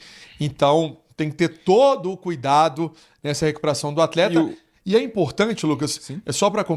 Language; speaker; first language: Portuguese; native; Portuguese